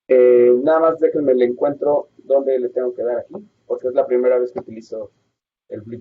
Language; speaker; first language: Spanish; native; Spanish